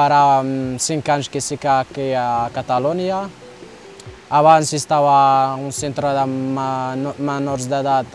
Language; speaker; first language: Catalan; non-native, fluent; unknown